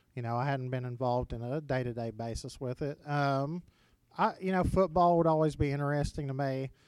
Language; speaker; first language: English; native; English